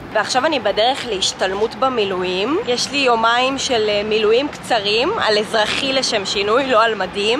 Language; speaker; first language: Hebrew; native; Hebrew